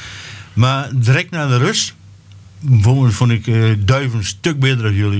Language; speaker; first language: Dutch; native; Dutch